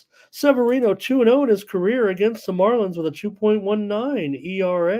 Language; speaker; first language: English; native; English